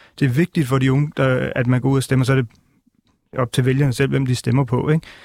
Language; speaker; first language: Danish; early bilingual, other home language; Punjabi